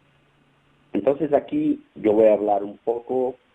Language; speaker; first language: Spanish; non-native, fluent; Portuguese